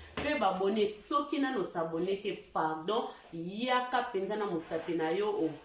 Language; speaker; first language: Lingala; early bilingual, heritage; Lingala